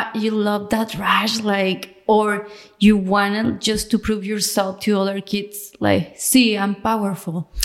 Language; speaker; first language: English; non-native, fluent; Spanish